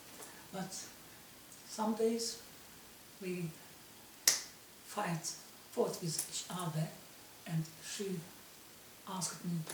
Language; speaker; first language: English; non-native, learner; Russian